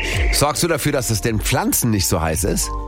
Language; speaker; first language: German; native; German